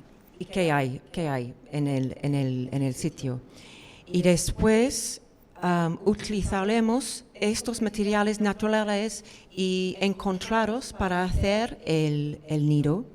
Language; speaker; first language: Spanish; non-native, fluent; English